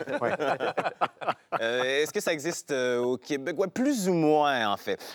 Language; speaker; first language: French; native; French